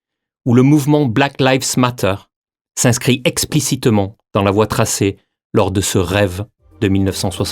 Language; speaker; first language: French; native; French